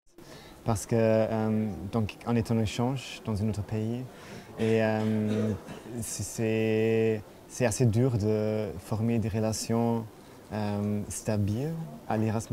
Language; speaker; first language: French; non-native, fluent; German